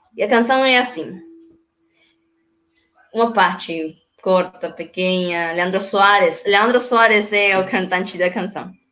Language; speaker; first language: Portuguese; non-native, learner; Spanish